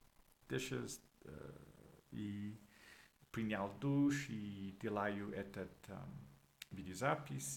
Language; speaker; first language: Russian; non-native, learner; English